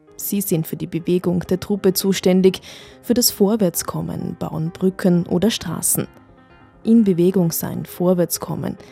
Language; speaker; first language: German; native; German